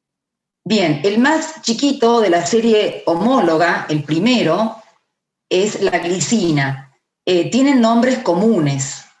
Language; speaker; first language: Spanish; native; Spanish